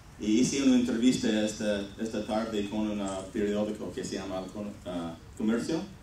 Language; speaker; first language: Spanish; non-native, fluent; English